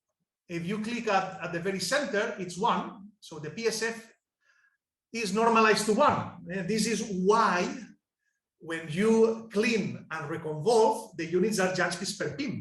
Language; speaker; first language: English; non-native, fluent; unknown